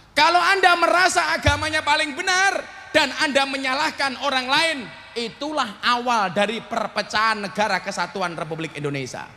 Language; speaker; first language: Indonesian; non-native, local second language; Javanese